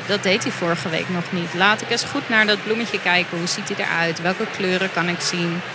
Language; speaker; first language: Dutch; native; Dutch